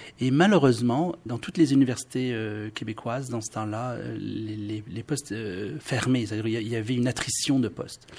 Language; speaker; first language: French; non-native, local second language; Arabic